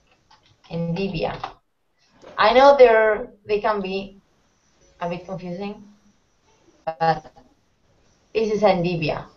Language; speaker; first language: English; non-native, fluent; Spanish